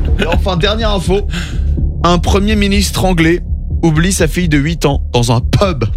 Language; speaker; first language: French; native; French